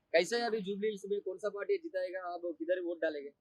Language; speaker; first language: Hindi; non-native, local second language; Telugu